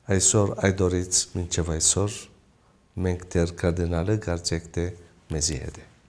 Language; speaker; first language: Armenian; early bilingual, heritage; Armenian